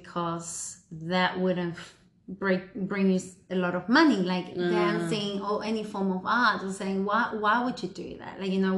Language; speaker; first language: English; early bilingual, other home language; Spanish